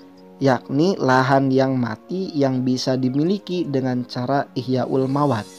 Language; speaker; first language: Indonesian; native; Indonesian